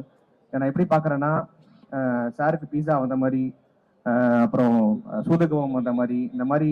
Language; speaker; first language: Tamil; native; Tamil